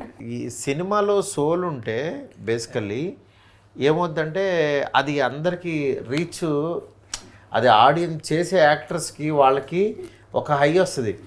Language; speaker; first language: Telugu; native; Telugu